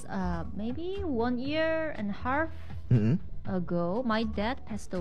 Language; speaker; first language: English; non-native, learner; Korean